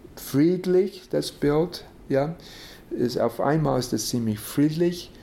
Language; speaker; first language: German; non-native, fluent; English